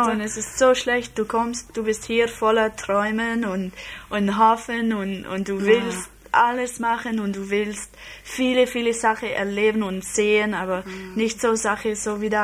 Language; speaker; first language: German; non-native, learner; English